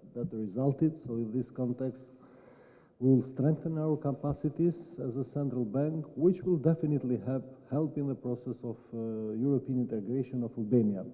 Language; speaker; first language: English; non-native, fluent; Albanian